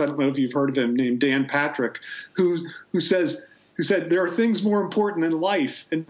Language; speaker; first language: English; native; English